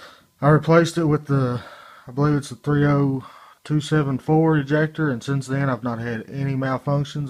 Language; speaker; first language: English; native; English